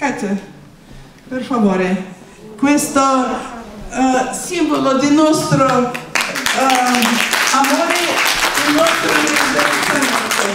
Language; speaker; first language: Italian; non-native, learner; Russian